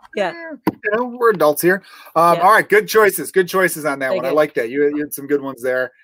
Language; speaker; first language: English; native; English